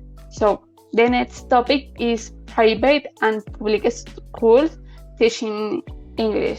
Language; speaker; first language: English; non-native, learner; Spanish